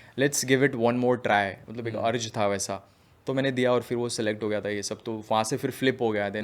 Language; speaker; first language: Hindi; native; Hindi